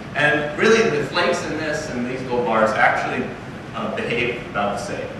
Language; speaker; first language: English; native; English